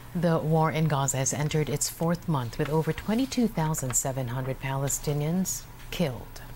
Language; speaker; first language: English; non-native, local second language; Filipino